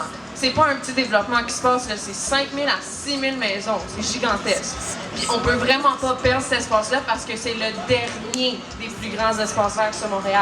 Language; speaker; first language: French; native; French